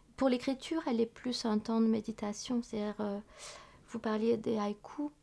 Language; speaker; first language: French; early bilingual, other home language; Vietnamese